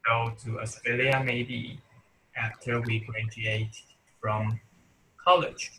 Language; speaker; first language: English; non-native, learner; Chinese